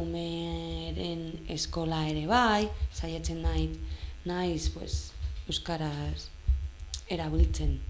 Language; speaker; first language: Basque; non-native, local second language; Spanish